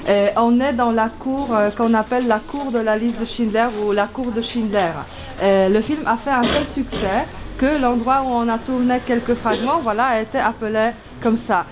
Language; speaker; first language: French; non-native, fluent; Polish